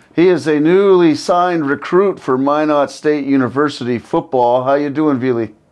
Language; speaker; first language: English; native; English